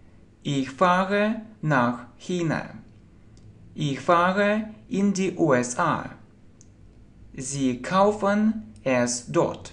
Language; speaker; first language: German; non-native, learner; Russian